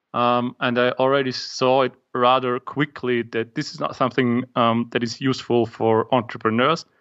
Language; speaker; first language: English; non-native, fluent; German